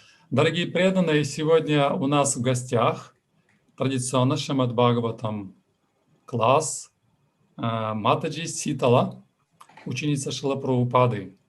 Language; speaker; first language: Russian; native; Russian